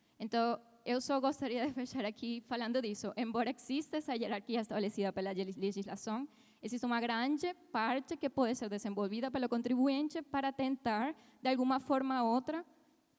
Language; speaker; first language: Portuguese; non-native, fluent; Spanish